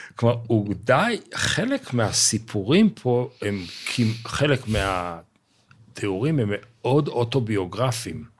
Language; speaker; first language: Hebrew; native; Hebrew